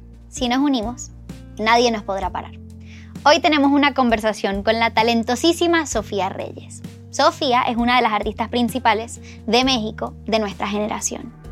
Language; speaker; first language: Spanish; early bilingual, heritage; Spanish